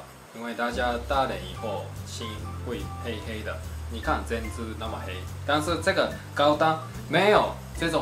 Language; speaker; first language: Chinese; non-native, fluent; Japanese